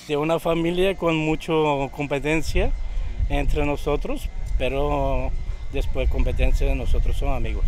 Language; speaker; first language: Spanish; non-native, fluent; Bulgarian